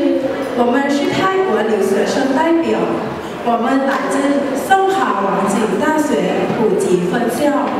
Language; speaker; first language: Chinese; non-native, learner; Thai